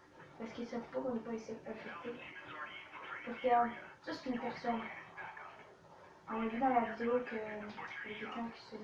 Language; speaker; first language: French; native; French